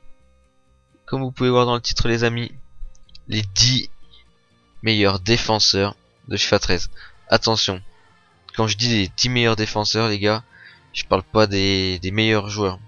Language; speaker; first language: French; native; French